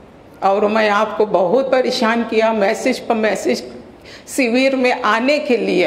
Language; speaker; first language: Hindi; early bilingual, heritage; Caribbean Hindustani